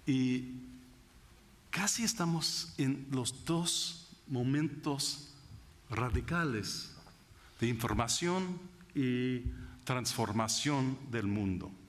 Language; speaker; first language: Spanish; non-native, fluent; English